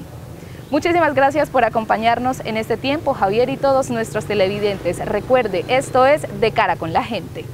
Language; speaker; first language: Spanish; native; Spanish